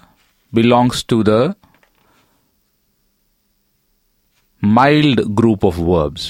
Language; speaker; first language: English; non-native, local second language; Tamil